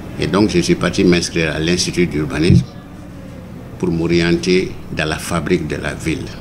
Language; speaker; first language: French; non-native, local second language; Bambara